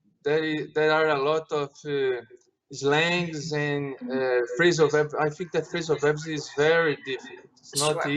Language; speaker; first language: English; non-native, learner; Portuguese